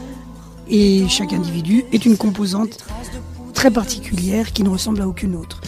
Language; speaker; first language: French; early bilingual, other home language; Spanish